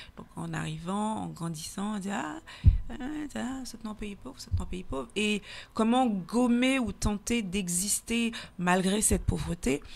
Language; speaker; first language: French; native; French